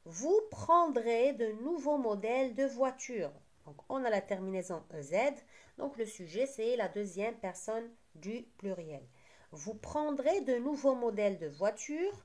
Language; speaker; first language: French; non-native, local second language; Arabic